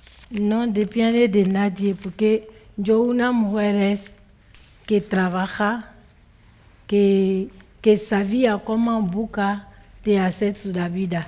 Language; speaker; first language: Spanish; non-native, learner; French